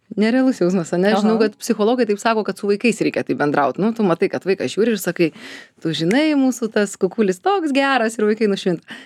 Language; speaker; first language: Lithuanian; native; Lithuanian